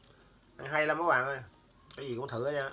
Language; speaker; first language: Vietnamese; early bilingual, heritage; Vietnamese